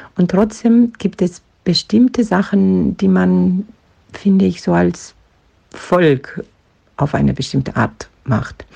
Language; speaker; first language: German; non-native, fluent; Romanian